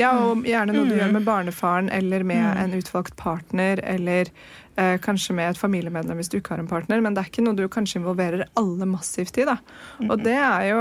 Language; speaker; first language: Norwegian; native; Norwegian